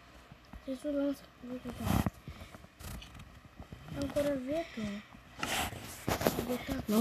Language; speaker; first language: Italian; early bilingual, other home language; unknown